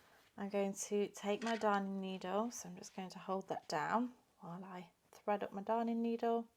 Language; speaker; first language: English; native; English